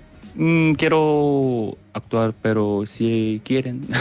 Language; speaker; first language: Spanish; non-native, learner; Korean